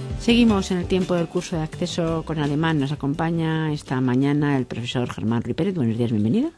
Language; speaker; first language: Spanish; native; Spanish